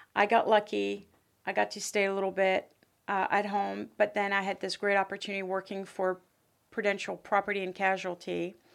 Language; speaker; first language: English; early bilingual, other home language; French